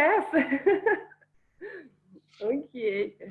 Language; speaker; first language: English; non-native, learner; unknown